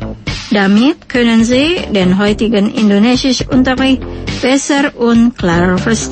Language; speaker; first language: German; non-native, local second language; Indonesian